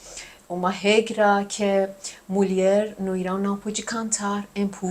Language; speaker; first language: Portuguese; non-native, learner; Persian